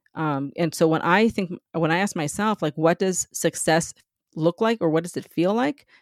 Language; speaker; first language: English; native; English